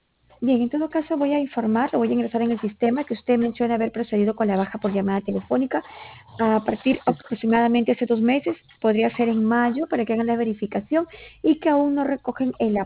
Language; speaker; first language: Spanish; native; Spanish